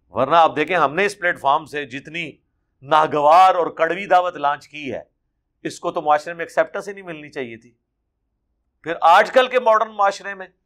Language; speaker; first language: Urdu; non-native, local second language; Punjabi